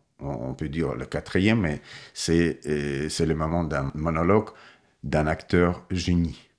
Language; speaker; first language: French; non-native, fluent; Russian